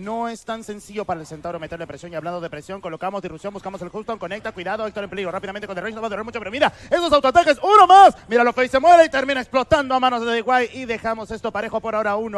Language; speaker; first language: Spanish; native; Spanish